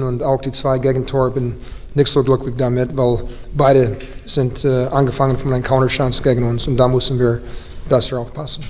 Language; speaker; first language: German; non-native, fluent; English